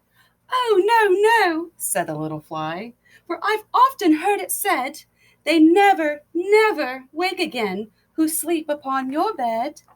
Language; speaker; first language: English; native; English